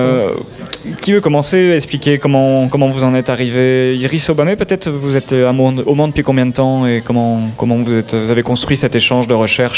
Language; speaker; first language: French; native; French